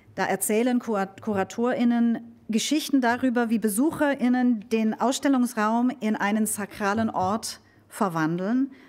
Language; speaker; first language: German; native; German